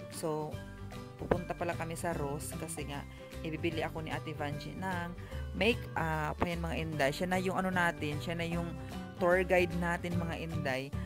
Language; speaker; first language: Filipino; non-native, local second language; Cebuano